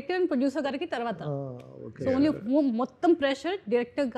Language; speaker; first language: Telugu; non-native, fluent; Hindi